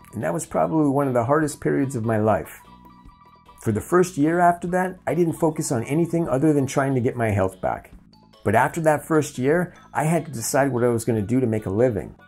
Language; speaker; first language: English; native; English